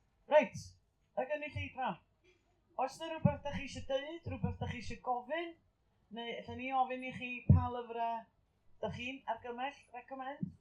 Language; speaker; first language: Welsh; native; Welsh